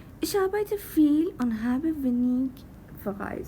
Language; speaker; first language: German; non-native, fluent; Persian